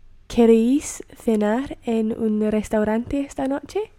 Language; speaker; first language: Spanish; non-native, learner; English